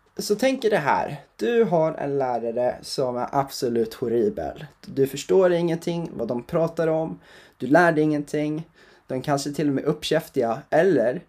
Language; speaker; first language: Swedish; native; Swedish